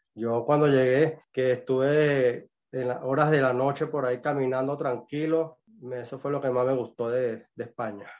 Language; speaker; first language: Spanish; native; Spanish